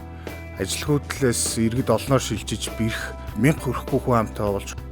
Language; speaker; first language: Mongolian; native; Mongolian